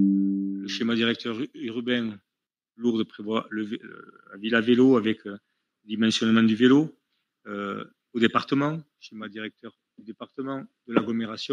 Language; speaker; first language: French; native; French